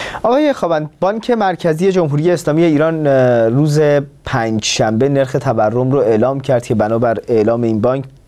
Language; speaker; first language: Persian; native; Persian